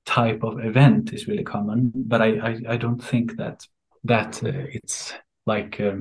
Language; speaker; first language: English; non-native, fluent; Swedish